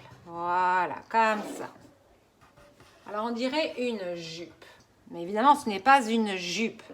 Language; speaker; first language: French; native; French